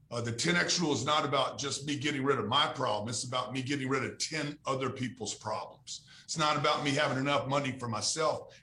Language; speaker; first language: English; native; English